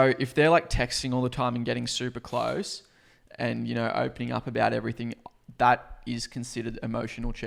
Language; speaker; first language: English; native; English